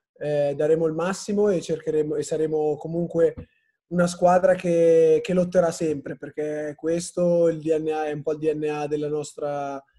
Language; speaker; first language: Italian; native; Italian